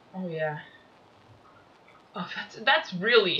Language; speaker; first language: English; native; English